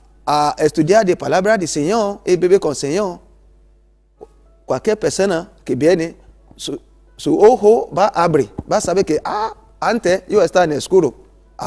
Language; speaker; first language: Spanish; non-native, learner; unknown